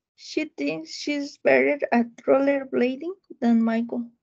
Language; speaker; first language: English; non-native, learner; Spanish